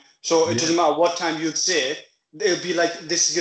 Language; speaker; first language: English; native; English